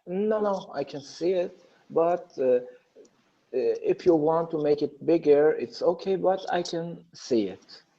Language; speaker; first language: English; non-native, learner; Persian